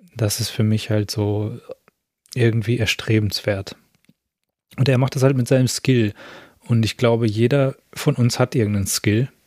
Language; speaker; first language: German; native; German